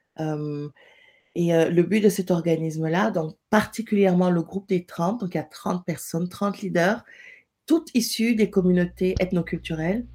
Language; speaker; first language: French; non-native, local second language; Wolof